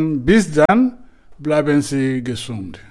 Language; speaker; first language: German; non-native, fluent; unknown